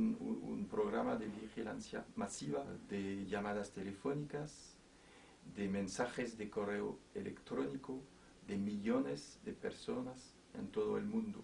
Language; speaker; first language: Spanish; non-native, fluent; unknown